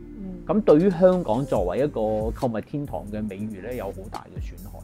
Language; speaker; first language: Cantonese; native; Cantonese